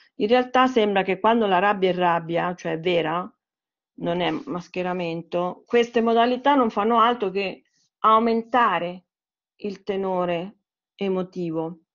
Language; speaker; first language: Italian; native; Italian